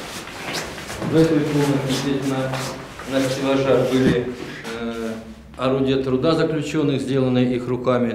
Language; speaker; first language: Russian; native; Russian